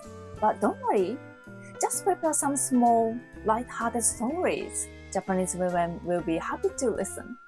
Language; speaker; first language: English; non-native, fluent; Japanese